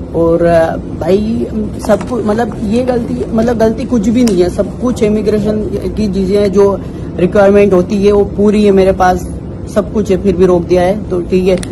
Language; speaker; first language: Hindi; non-native, local second language; Bhili